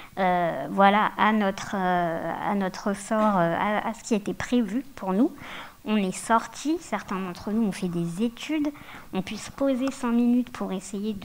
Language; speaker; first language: French; native; French